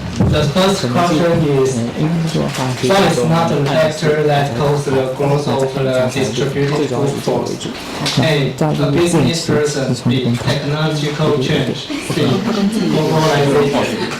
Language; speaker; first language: English; non-native, learner; Chinese